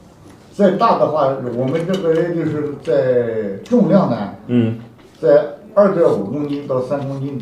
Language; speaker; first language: Chinese; native; Chinese